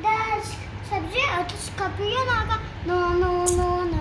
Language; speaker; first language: Russian; early bilingual, other home language; Tajik